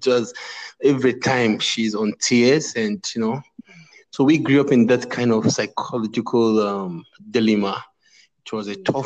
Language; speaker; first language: English; non-native, local second language; Igbo